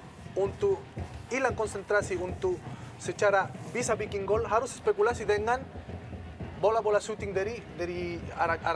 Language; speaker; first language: Indonesian; non-native, fluent; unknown